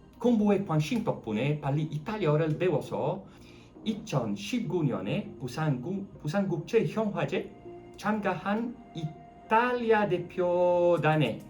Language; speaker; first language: Korean; non-native, fluent; Italian